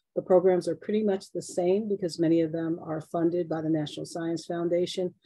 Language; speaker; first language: English; native; English